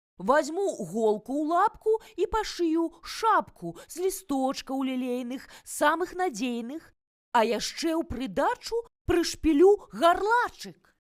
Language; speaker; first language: Belarusian; native; Belarusian